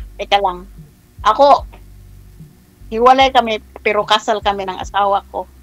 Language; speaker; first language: Filipino; non-native, local second language; Chavacano